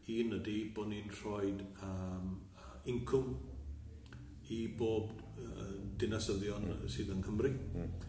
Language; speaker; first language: Welsh; native; Welsh